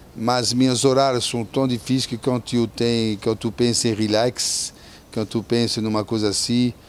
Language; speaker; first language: Portuguese; non-native, fluent; French